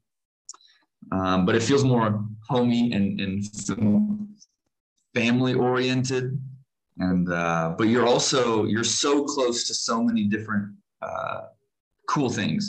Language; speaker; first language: English; native; English